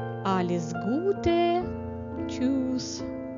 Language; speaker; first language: German; non-native, fluent; Ukrainian